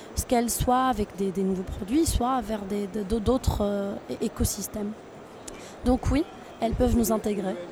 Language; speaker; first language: French; non-native, local second language; Arabic